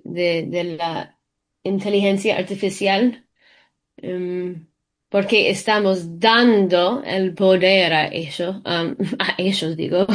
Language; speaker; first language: Spanish; early bilingual, heritage; Spanish